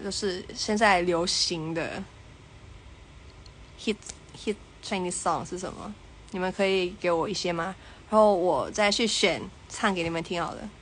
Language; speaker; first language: Chinese; non-native, learner; Thai